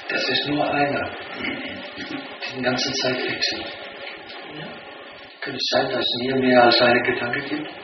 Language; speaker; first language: German; non-native, fluent; Danish